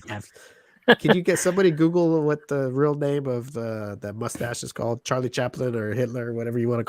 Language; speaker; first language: English; native; English